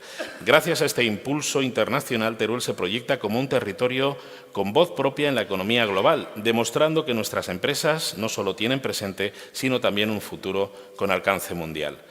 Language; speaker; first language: Spanish; native; Spanish